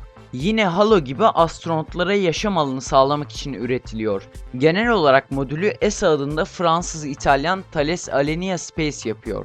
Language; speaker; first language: Turkish; native; Turkish